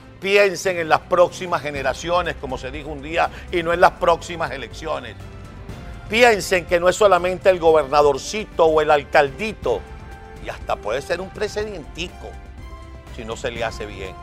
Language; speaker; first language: Spanish; native; Spanish